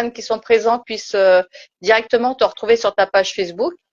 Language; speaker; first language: French; native; French